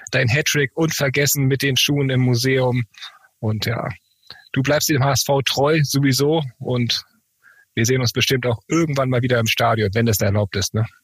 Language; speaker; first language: German; native; German